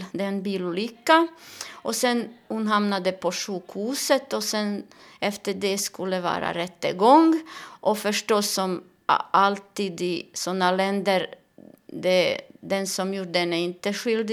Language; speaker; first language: Swedish; non-native, learner; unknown